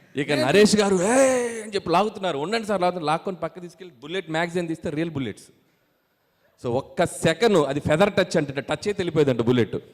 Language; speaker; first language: Telugu; native; Telugu